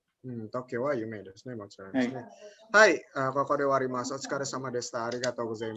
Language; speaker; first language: Japanese; non-native, fluent; Indonesian